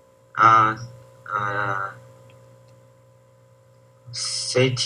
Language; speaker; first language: English; non-native, learner; Chinese